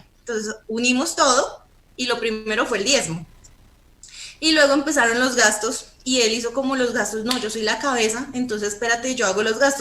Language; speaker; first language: Spanish; native; Spanish